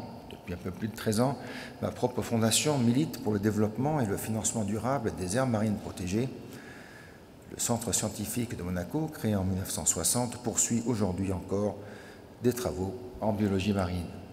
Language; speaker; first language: French; native; French